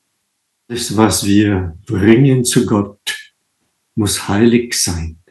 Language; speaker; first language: German; non-native, fluent; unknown